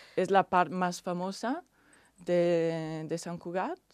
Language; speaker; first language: Catalan; non-native, learner; Italian